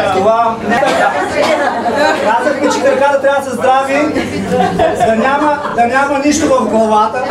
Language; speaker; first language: Bulgarian; native; Bulgarian